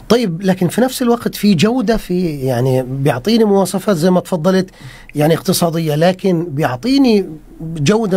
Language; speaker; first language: Arabic; native; Arabic